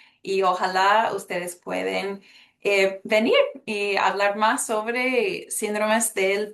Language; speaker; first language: Spanish; early bilingual, heritage; Spanish